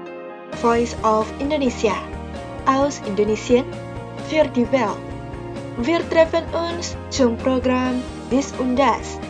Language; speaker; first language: German; non-native, fluent; Indonesian